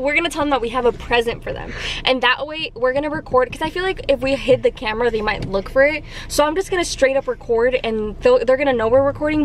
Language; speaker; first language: English; early bilingual, other home language; Spanish